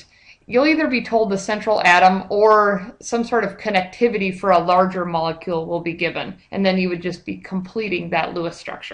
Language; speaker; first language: English; native; English